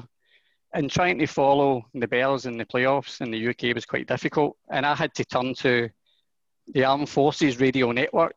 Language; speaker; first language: English; native; English